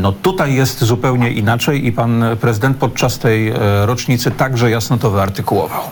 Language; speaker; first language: Polish; native; Polish